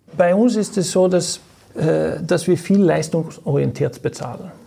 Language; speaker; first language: German; non-native, fluent; Norwegian